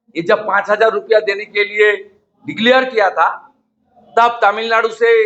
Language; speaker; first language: Hindi; non-native, local second language; Bangla